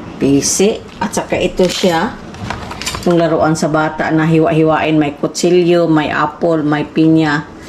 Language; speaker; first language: Filipino; non-native, local second language; Cebuano